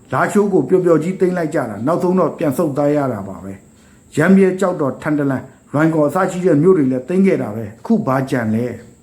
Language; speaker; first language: Burmese; native; Burmese